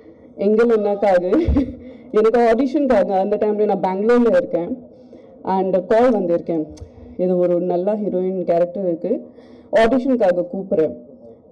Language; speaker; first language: Tamil; non-native, learner; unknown